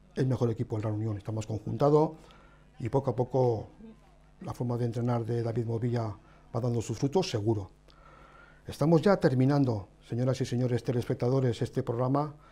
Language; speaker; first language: Spanish; native; Spanish